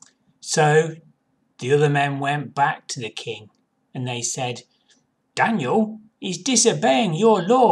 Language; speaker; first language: English; native; English